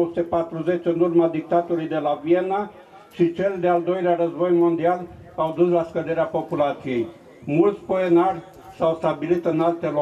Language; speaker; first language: Romanian; native; Romanian